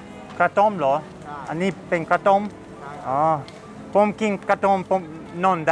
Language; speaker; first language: Thai; non-native, learner; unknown